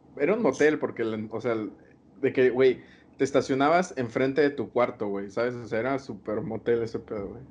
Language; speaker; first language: Spanish; native; Spanish